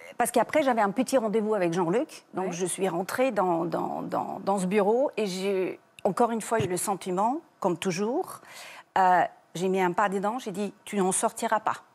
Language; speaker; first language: French; non-native, fluent; German